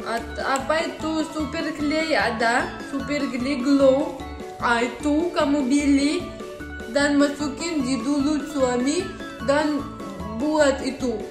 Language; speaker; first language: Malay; non-native, learner; Russian